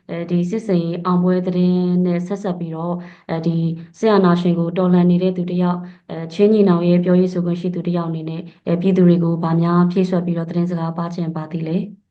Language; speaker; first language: Burmese; native; Burmese